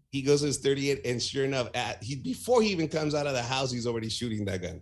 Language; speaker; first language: English; early bilingual, other home language; Spanish